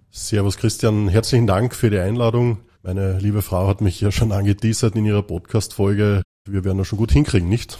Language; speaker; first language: German; native; German